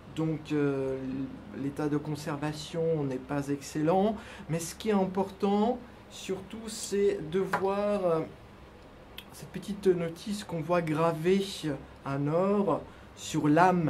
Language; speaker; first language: French; non-native, fluent; Russian